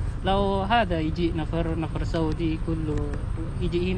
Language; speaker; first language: Arabic; non-native, learner; Indonesian